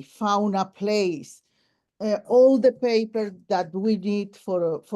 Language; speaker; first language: English; non-native, local second language; Spanish